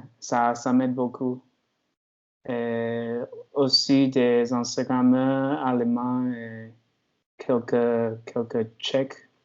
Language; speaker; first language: French; non-native, learner; Chinese